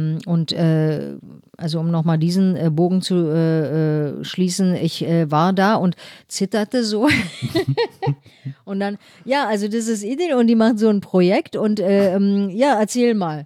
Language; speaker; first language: German; native; German